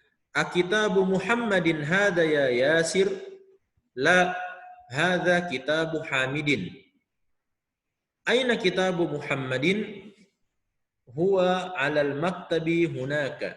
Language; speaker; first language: Arabic; non-native, fluent; Indonesian